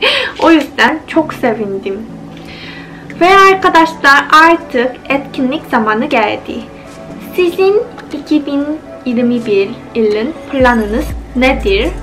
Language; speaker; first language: Turkish; non-native, fluent; Korean